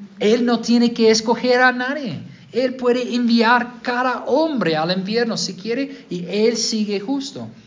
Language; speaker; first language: Spanish; non-native, fluent; English